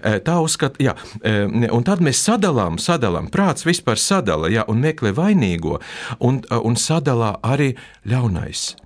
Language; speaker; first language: Latvian; non-native, local second language; Russian